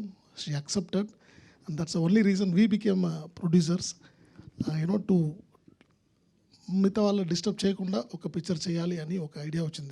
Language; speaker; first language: Telugu; non-native, local second language; Tamil